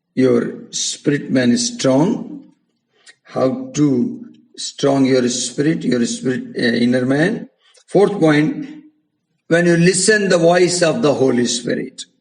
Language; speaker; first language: English; non-native, local second language; Hindi